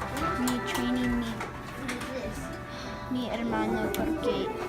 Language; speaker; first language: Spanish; non-native, learner; English